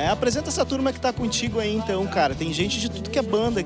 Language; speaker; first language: Portuguese; native; Portuguese